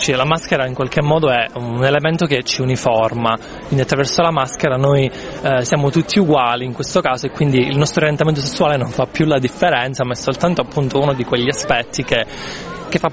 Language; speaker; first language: Italian; native; Italian